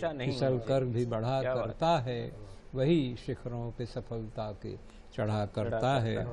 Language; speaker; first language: Hindi; native; Hindi